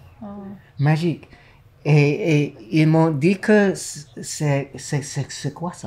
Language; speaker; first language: French; non-native, learner; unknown